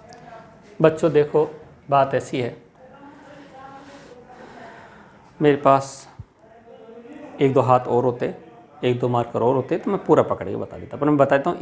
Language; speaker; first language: Hindi; native; Hindi